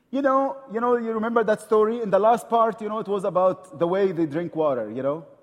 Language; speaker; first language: English; non-native, fluent; Arabic